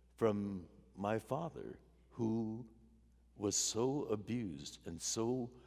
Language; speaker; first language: English; native; English